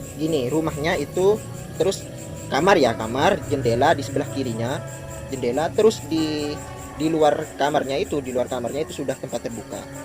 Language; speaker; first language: Indonesian; non-native, local second language; Madurese